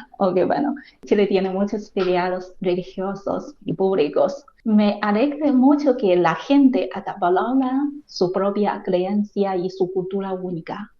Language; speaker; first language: Spanish; non-native, fluent; Chinese